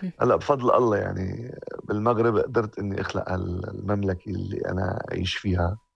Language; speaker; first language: Arabic; native; Arabic